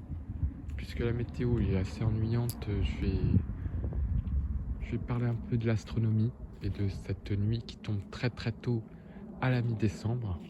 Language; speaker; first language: French; native; French